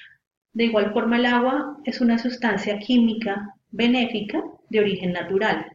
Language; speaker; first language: Spanish; native; Spanish